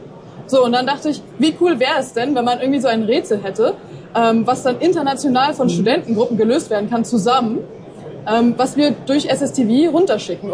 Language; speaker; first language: German; native; German